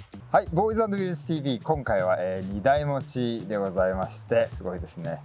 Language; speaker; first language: Japanese; native; Japanese